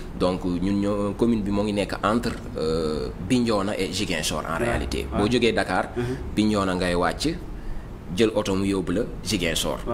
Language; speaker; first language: Wolof; non-native, local second language; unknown